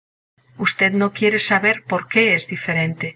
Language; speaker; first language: Spanish; non-native, learner; English